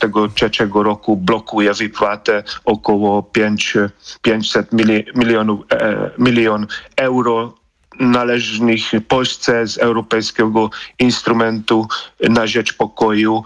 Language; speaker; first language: Polish; non-native, fluent; Hungarian